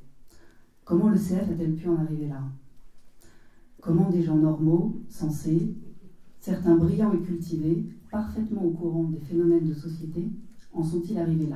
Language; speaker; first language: French; native; French